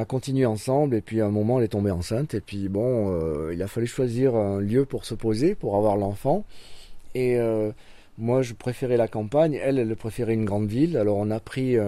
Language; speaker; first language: French; native; French